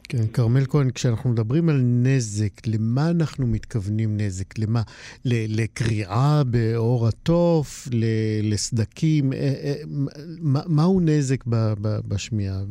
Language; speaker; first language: Hebrew; native; Hebrew